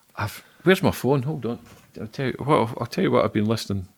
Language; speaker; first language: English; native; English